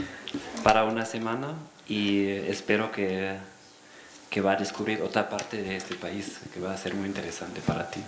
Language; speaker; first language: Spanish; non-native, fluent; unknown